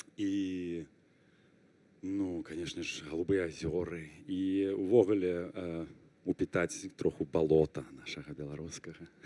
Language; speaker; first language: Belarusian; non-native, local second language; Russian